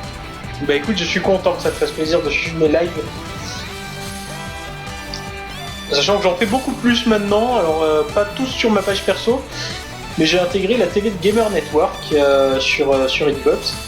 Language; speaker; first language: French; native; French